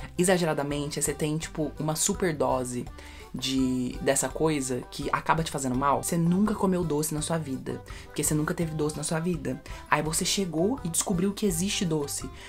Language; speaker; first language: Portuguese; early bilingual, heritage; Portuguese